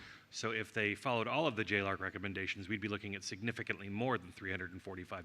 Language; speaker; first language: English; native; English